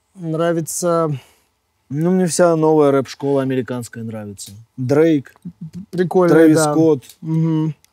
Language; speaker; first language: Russian; native; Russian